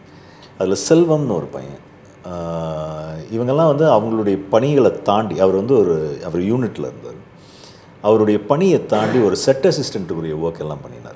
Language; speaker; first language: Tamil; native; Tamil